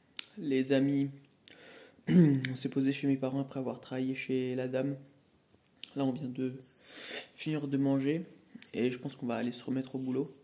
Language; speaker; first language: French; native; French